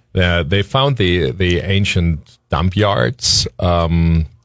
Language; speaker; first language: English; non-native, fluent; German